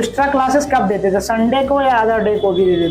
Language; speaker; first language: Hindi; native; Hindi